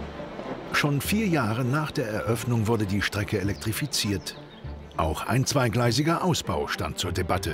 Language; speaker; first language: German; native; German